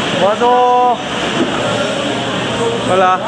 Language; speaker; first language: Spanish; non-native, learner; Italian